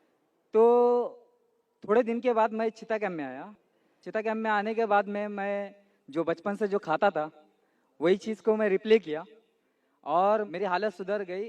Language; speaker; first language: Hindi; non-native, local second language; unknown